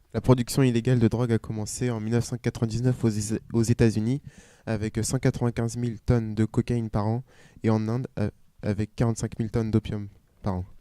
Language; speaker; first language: French; native; French